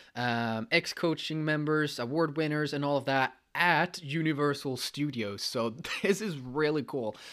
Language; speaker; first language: English; non-native, fluent; Swedish